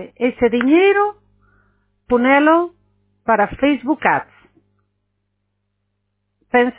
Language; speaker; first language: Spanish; non-native, fluent; Portuguese